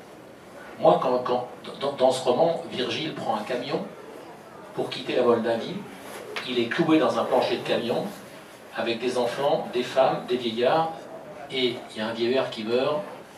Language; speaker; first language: French; native; French